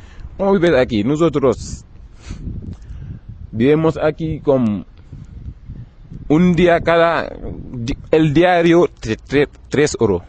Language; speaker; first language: Spanish; non-native, learner; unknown